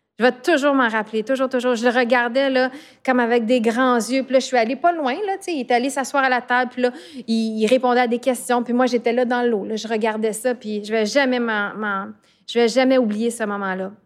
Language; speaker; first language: French; native; French